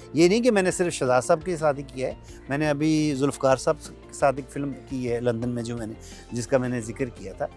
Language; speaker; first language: Urdu; non-native, local second language; Punjabi